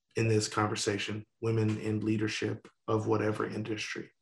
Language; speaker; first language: English; native; English